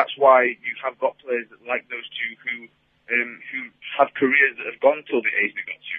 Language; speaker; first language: English; native; English